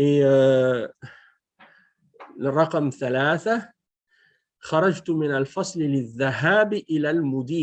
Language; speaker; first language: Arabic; non-native, fluent; French